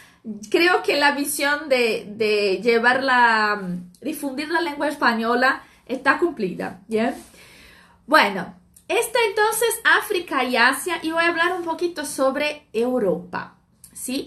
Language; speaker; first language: Spanish; non-native, fluent; Portuguese